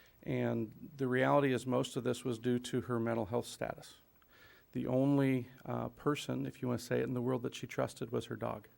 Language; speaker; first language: English; native; English